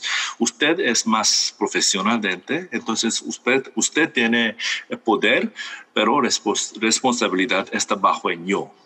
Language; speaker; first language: Spanish; non-native, fluent; Korean